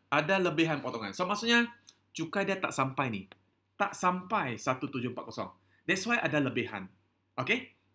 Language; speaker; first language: Malay; non-native, local second language; Chinese